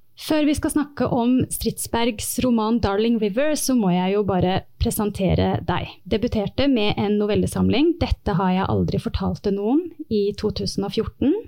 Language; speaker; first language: Norwegian; native; Norwegian